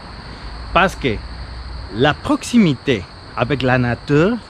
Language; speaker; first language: French; non-native, fluent; Spanish